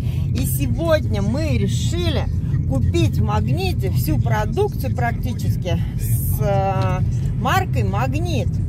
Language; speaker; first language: Russian; native; Russian